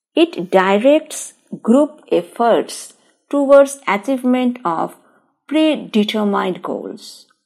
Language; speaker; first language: English; non-native, local second language; Bangla